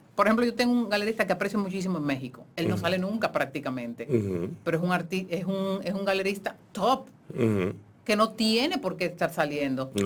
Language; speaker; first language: Spanish; native; Spanish